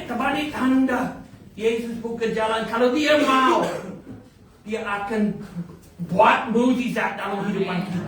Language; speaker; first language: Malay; non-native, fluent; English